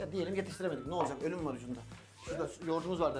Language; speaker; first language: Turkish; native; Turkish